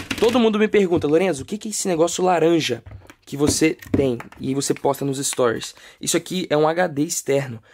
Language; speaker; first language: Portuguese; native; Portuguese